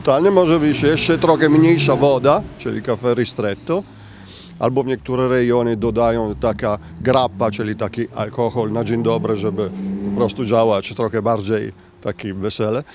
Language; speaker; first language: Polish; non-native, learner; Italian